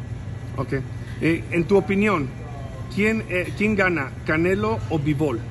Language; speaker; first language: Spanish; native; Spanish